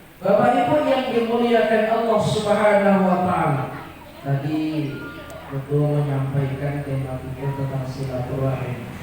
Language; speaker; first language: Indonesian; non-native, local second language; Minangkabau